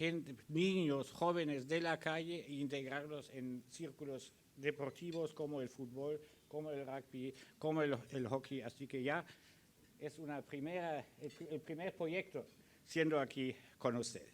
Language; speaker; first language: Spanish; early bilingual, other home language; German